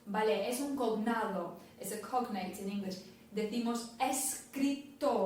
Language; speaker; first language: Spanish; non-native, fluent; English